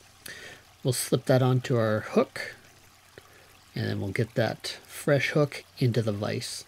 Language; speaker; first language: English; native; English